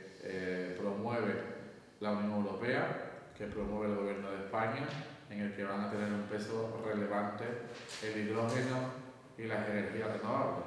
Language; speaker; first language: Spanish; native; Spanish